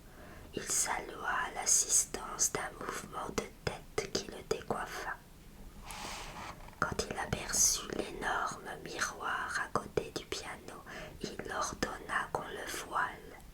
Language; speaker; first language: French; native; French